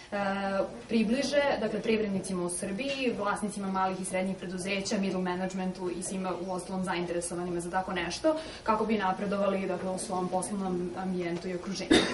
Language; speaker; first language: Serbian; native; Serbian